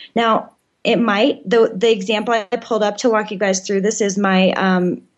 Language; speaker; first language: English; native; English